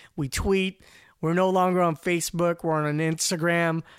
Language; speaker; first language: English; non-native, local second language; Filipino